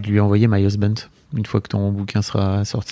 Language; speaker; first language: French; native; French